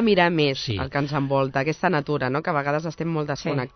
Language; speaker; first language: Catalan; native; Catalan